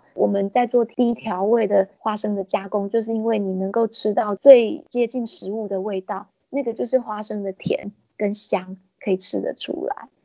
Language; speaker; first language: Chinese; native; Chinese